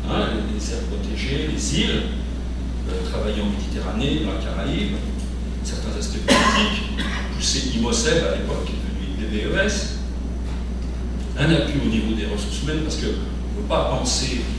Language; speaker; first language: French; native; French